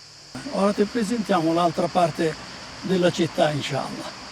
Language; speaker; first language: Italian; non-native, fluent; Arabic